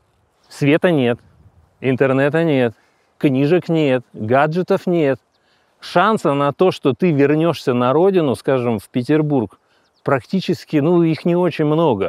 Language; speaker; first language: Russian; native; Russian